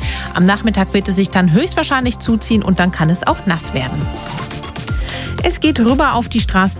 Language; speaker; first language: German; native; German